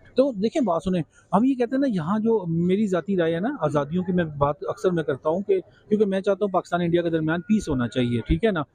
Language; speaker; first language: Urdu; non-native, local second language; Kashmiri